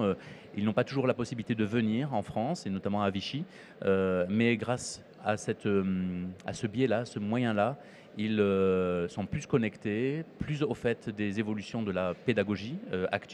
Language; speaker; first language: French; native; French